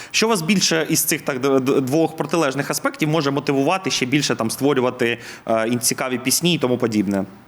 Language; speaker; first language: Ukrainian; native; Ukrainian